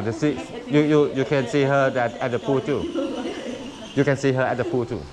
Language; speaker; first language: English; non-native, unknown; Thai